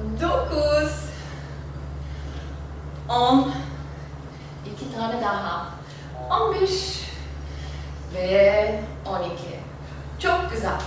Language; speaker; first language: Turkish; non-native, fluent; German